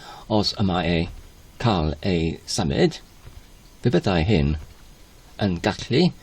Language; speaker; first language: Welsh; non-native, learner; Polish